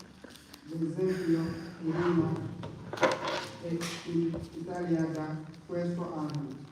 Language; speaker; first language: Italian; non-native, learner; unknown